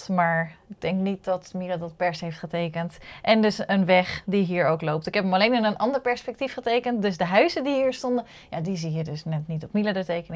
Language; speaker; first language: Dutch; native; Dutch